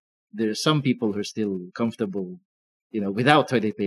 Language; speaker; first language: English; non-native, local second language; Filipino